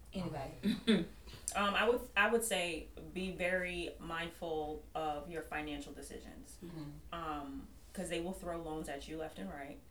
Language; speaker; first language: English; native; English